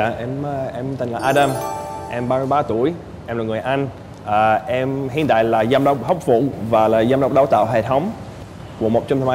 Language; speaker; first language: Vietnamese; non-native, fluent; English